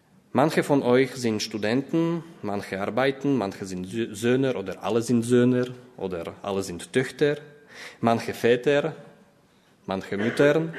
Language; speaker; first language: German; non-native, fluent; Slovak